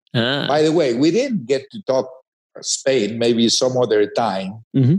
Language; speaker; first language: English; non-native, fluent; Spanish